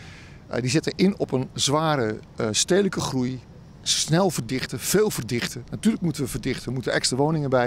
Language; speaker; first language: Dutch; native; Dutch